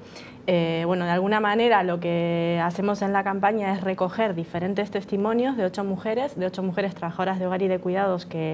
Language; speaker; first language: Spanish; native; Spanish